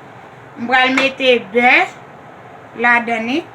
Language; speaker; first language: French; non-native, learner; Haitian Creole